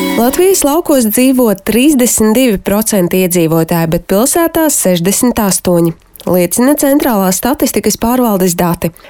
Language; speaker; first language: Latvian; native; Latvian